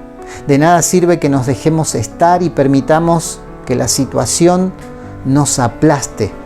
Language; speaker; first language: Spanish; native; Spanish